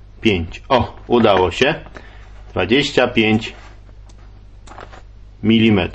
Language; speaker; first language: Polish; native; Polish